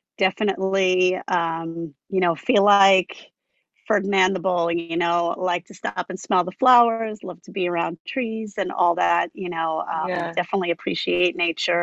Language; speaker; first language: English; native; English